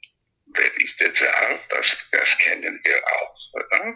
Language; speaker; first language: German; non-native, fluent; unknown